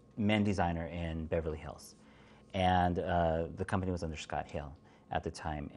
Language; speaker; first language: English; native; English